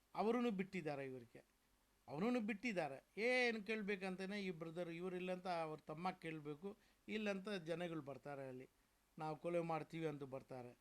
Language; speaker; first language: Kannada; non-native, local second language; Urdu